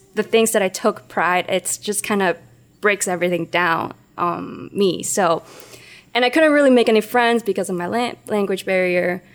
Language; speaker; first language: English; non-native, local second language; Cantonese